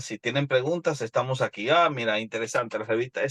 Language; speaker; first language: Spanish; native; Spanish